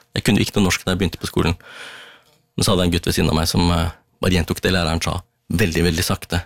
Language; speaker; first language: Norwegian; early bilingual, other home language; Tamil